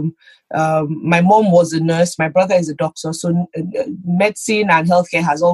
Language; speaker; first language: English; non-native, local second language; Yoruba